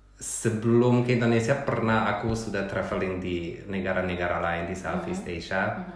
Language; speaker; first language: Indonesian; non-native, fluent; German